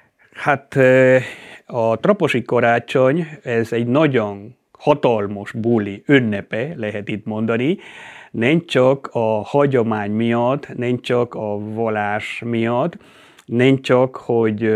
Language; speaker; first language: Hungarian; non-native, fluent; Spanish